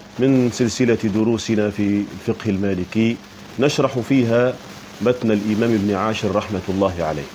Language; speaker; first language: Arabic; native; Arabic